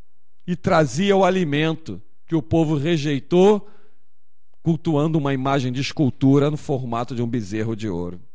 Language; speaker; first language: Portuguese; native; Portuguese